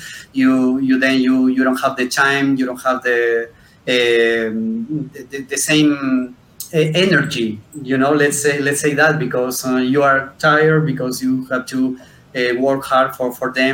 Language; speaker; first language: English; non-native, fluent; Spanish